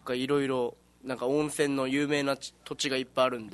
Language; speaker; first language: Japanese; native; Japanese